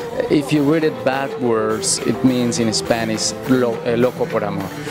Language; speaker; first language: English; non-native, fluent; Spanish